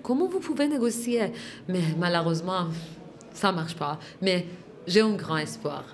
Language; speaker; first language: French; non-native, fluent; Persian